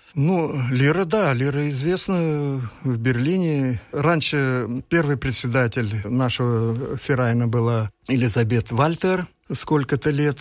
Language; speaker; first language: Russian; native; Russian